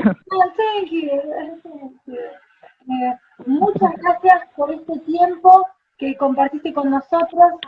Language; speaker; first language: Spanish; native; Spanish